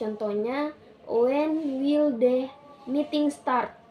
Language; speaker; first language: English; non-native, learner; Indonesian